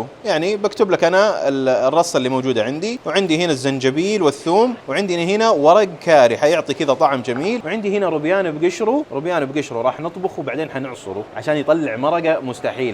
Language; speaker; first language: Arabic; native; Arabic